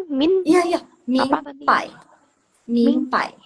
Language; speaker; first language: Chinese; non-native, local second language; Indonesian